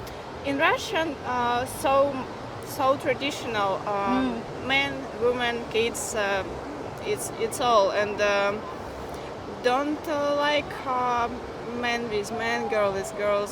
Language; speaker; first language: English; non-native, learner; Russian